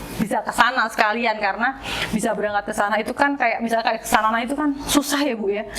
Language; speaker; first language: Indonesian; native; Indonesian